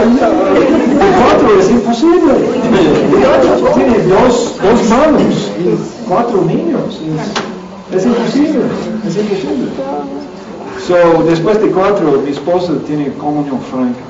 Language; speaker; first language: Spanish; non-native, learner; English